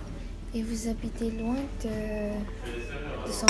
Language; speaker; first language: French; non-native, learner; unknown